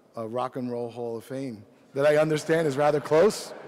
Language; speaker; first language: English; early bilingual, other home language; Spanish